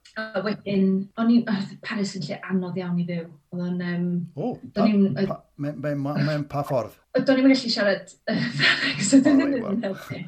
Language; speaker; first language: Welsh; native; Welsh